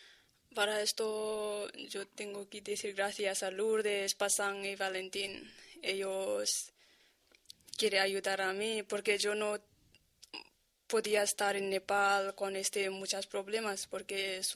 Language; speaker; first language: Spanish; non-native, learner; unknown